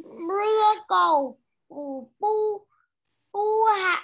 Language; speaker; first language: Chinese; non-native, learner; Vietnamese